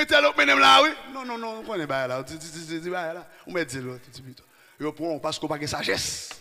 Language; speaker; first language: French; non-native, local second language; Haitian Creole